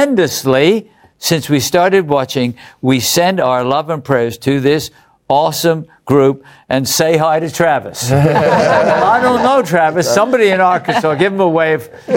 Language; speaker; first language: English; native; English